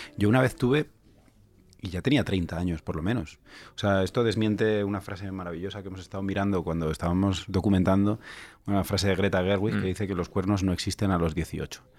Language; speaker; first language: Spanish; native; Spanish